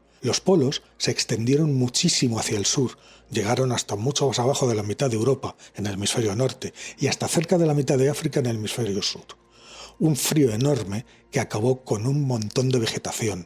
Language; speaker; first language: Spanish; native; Spanish